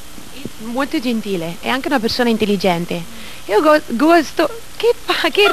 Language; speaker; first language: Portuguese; non-native, learner; Italian